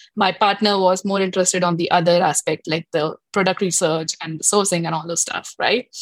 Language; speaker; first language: English; non-native, local second language; Hindi